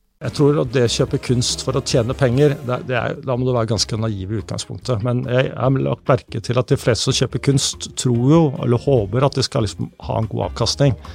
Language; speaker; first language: Norwegian; native; Norwegian